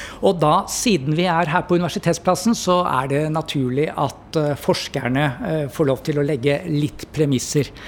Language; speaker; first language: Norwegian; native; Norwegian